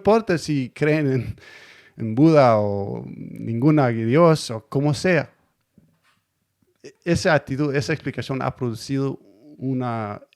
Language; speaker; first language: Spanish; non-native, learner; Danish